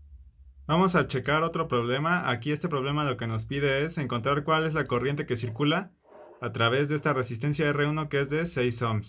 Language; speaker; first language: Spanish; native; Spanish